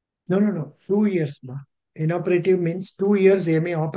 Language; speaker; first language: English; non-native, local second language; Telugu